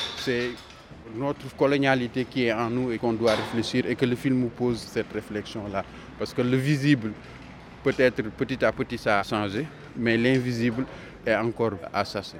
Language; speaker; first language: French; non-native, local second language; Wolof